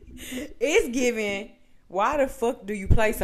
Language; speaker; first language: English; native; English